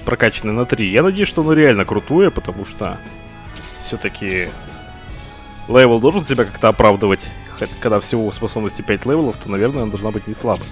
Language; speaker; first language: Russian; native; Russian